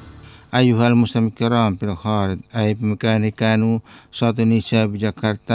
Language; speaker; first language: Arabic; non-native, fluent; Indonesian